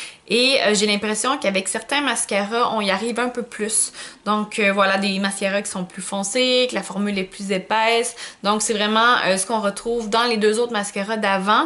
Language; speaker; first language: French; native; French